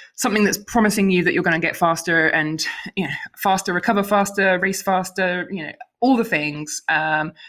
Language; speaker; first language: English; native; English